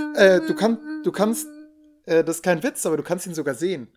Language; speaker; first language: German; native; German